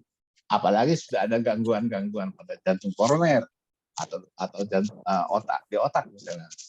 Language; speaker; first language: Malay; native; Malay